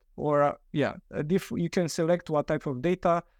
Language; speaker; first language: English; non-native, fluent; Romanian